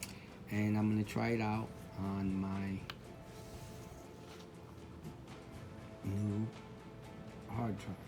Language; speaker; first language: English; native; English